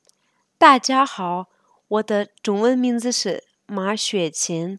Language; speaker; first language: Chinese; non-native, fluent; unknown